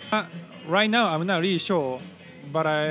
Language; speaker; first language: English; non-native, learner; Japanese